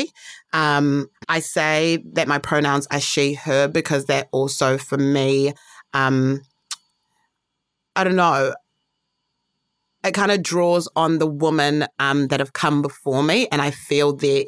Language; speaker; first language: English; early bilingual, other home language; Shona